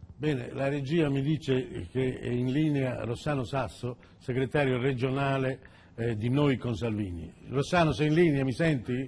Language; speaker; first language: Italian; native; Italian